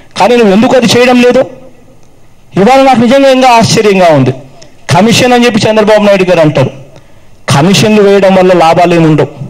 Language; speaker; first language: Telugu; native; Telugu